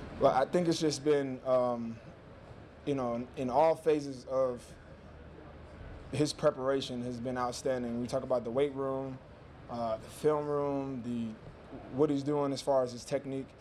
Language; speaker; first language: English; native; English